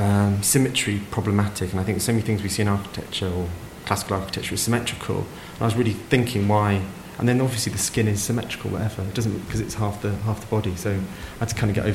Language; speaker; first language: English; native; English